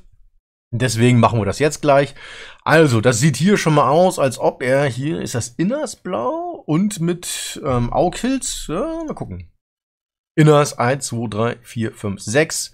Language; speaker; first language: German; native; German